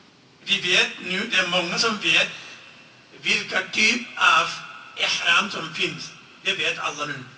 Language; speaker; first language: Swedish; non-native, fluent; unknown